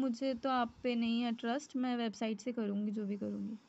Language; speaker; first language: Hindi; native; Hindi